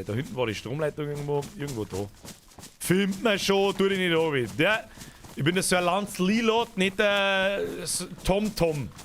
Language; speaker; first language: German; native; German